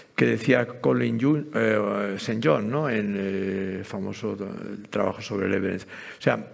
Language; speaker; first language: Spanish; native; Spanish